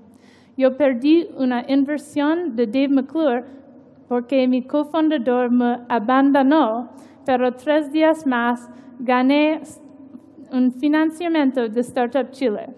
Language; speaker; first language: Spanish; non-native, learner; English